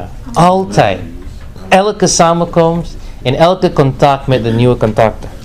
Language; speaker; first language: Dutch; non-native, fluent; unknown